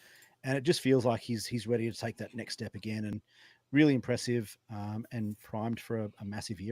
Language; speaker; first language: English; native; English